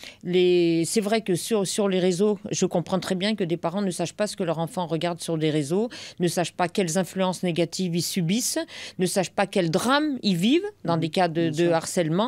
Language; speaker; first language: French; native; French